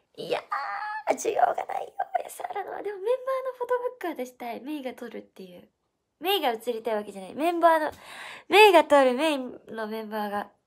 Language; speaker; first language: Japanese; native; Japanese